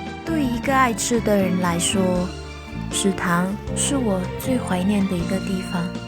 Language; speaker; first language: Chinese; non-native, fluent; Lao